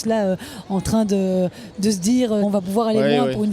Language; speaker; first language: French; native; French